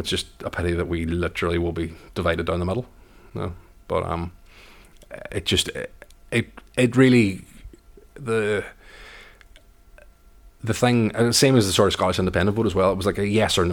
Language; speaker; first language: English; native; English